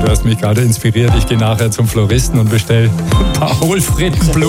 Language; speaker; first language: German; native; German